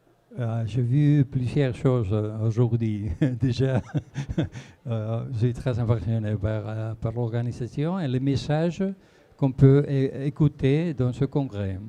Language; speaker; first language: French; non-native, fluent; Spanish